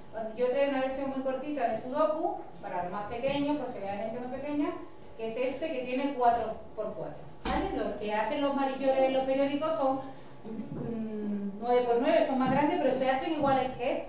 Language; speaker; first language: Spanish; native; Spanish